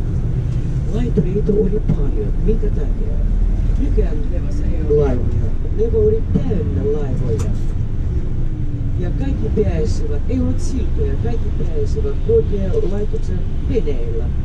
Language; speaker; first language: Finnish; non-native, fluent; Russian